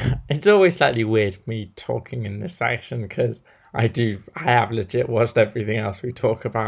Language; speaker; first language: English; native; English